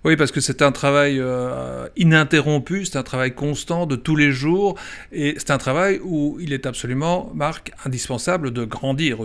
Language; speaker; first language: French; native; French